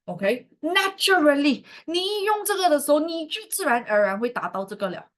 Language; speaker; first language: Chinese; native; Chinese